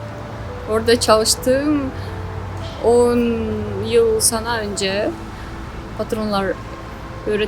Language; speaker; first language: Turkish; non-native, learner; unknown